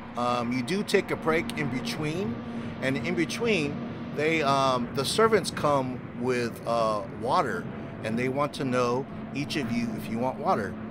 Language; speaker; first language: English; native; English